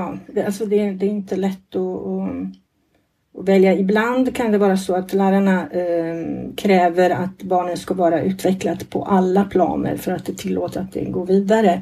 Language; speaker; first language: Swedish; non-native, fluent; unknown